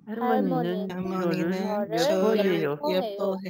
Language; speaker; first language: Korean; non-native, learner; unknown